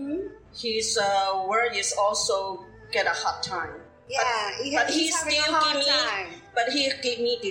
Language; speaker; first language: English; non-native, local second language; Cantonese